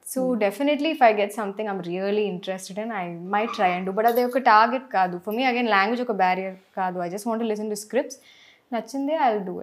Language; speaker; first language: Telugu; non-native, local second language; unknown